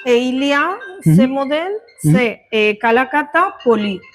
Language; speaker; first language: French; non-native, learner; Spanish